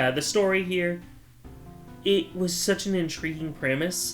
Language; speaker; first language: English; native; English